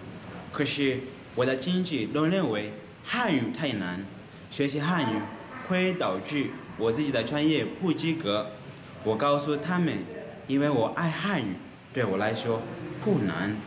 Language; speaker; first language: Chinese; non-native, learner; Swahili